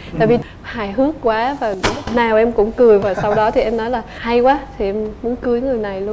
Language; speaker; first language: Vietnamese; native; Vietnamese